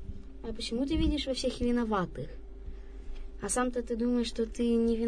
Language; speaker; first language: Russian; native; Russian